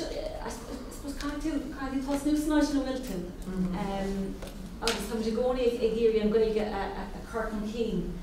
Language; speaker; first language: Irish; non-native, local second language; English